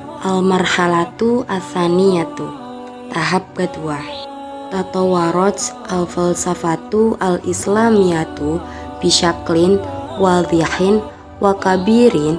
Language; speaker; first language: Arabic; non-native, learner; Indonesian